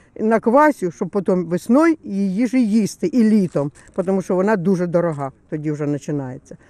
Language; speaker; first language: Ukrainian; native; Ukrainian